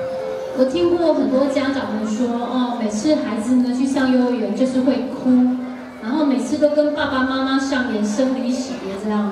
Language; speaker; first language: Chinese; native; Chinese